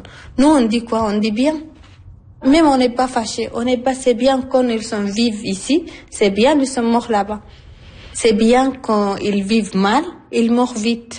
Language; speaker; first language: French; non-native, learner; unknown